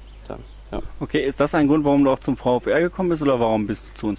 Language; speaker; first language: German; native; German